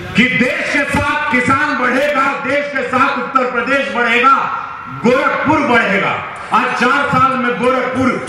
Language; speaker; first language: Hindi; native; Hindi